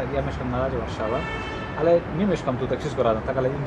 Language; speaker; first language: Polish; non-native, learner; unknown